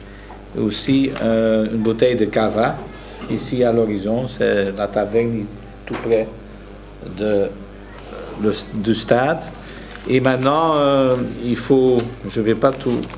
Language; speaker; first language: French; non-native, local second language; Dutch